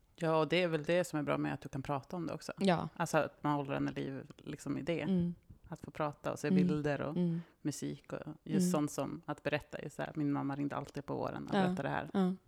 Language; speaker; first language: Swedish; native; Swedish